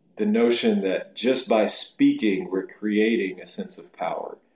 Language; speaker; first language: English; native; English